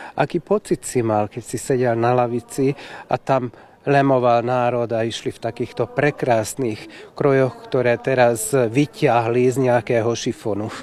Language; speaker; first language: Slovak; early bilingual, heritage; Slovak